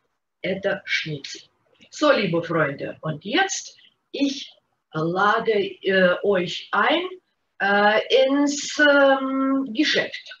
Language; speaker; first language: German; non-native, fluent; Russian